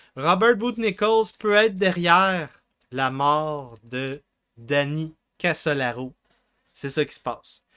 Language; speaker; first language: French; native; French